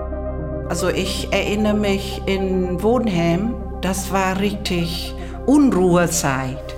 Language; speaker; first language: German; non-native, learner; Vietnamese